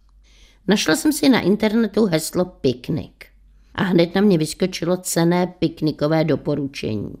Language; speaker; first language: Czech; native; Czech